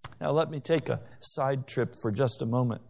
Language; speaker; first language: English; native; English